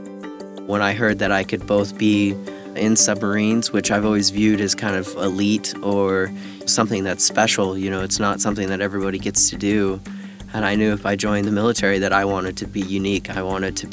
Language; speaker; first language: English; native; English